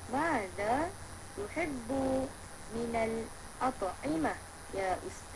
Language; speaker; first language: Arabic; non-native, learner; Malay